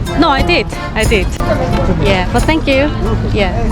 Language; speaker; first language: English; non-native, fluent; Korean